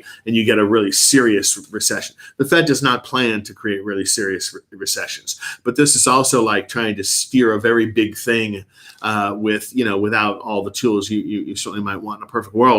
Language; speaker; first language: English; native; English